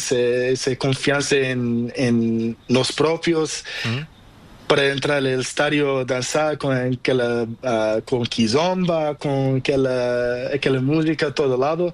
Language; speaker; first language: Spanish; non-native, learner; Portuguese